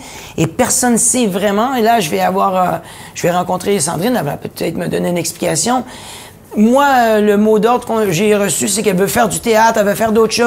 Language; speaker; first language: French; native; French